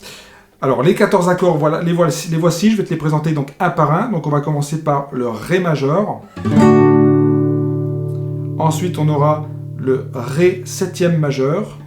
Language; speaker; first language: French; native; French